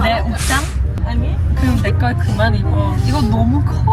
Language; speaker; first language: Korean; early bilingual, heritage; English